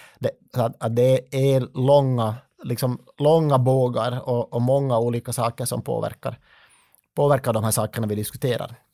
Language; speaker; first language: Swedish; native; Swedish